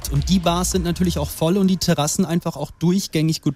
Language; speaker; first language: German; native; German